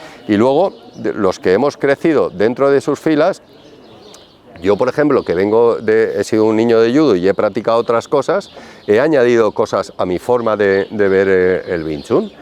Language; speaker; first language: Spanish; native; Spanish